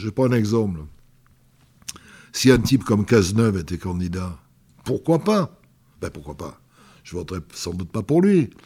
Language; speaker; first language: French; native; French